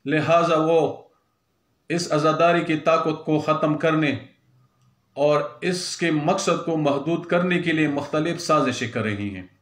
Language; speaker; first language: Urdu; non-native, local second language; Pashto